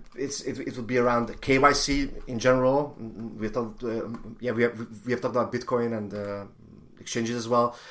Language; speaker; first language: English; non-native, fluent; Hungarian